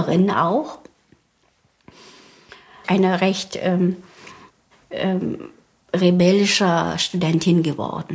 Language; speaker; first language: German; non-native, fluent; Vietnamese